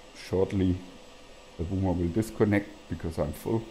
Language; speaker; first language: English; non-native, fluent; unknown